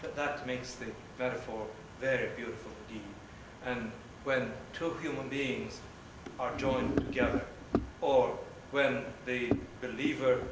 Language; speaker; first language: English; non-native, fluent; Turkish